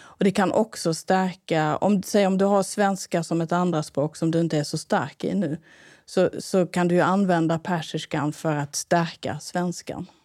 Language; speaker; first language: Swedish; native; Swedish